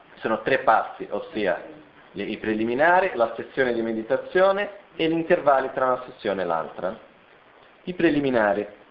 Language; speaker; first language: Italian; non-native, fluent; Portuguese